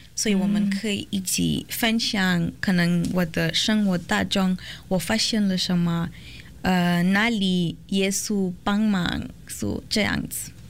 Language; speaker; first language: Chinese; non-native, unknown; Portuguese